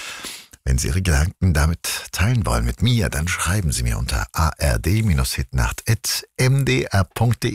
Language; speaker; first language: German; native; German